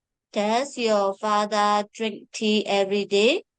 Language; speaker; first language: English; non-native, fluent; Burmese